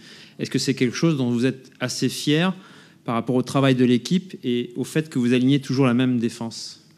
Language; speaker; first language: French; native; French